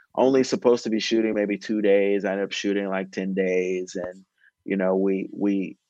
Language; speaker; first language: English; native; English